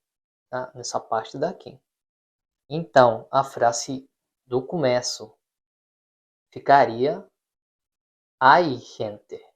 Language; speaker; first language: Portuguese; non-native, fluent; Spanish